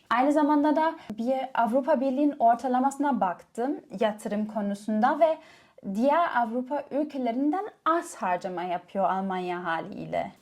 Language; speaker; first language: Turkish; non-native, fluent; German